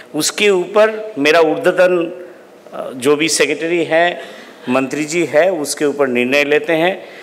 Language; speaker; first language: Hindi; non-native, local second language; Bangla